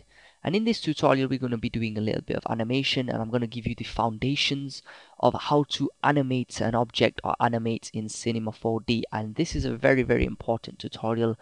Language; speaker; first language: English; native; English